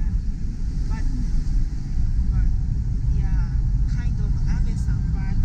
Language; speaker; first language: English; non-native, learner; Japanese